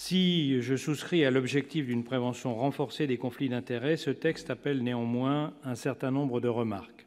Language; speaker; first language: French; native; French